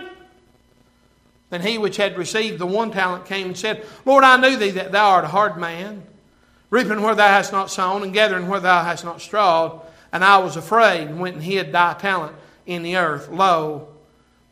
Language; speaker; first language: English; native; English